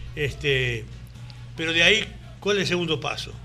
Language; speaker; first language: Spanish; native; Spanish